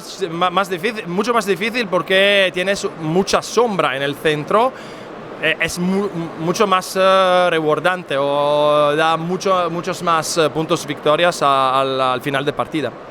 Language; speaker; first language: Spanish; non-native, fluent; Italian